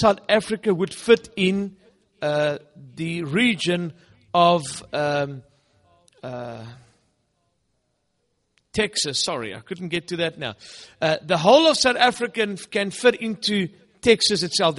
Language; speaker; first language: English; non-native, local second language; Afrikaans